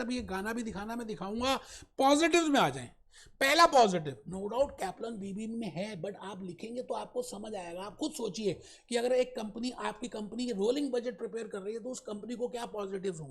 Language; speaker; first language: Hindi; native; Hindi